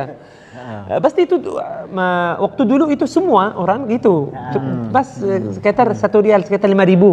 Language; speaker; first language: Indonesian; non-native, learner; Arabic